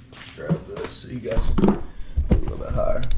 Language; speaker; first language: English; native; English